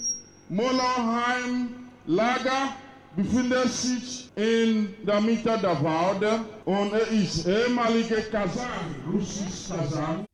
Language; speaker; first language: German; non-native, learner; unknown